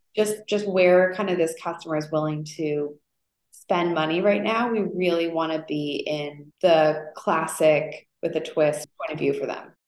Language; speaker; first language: English; native; English